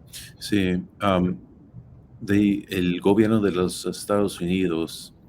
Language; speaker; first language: Spanish; non-native, fluent; English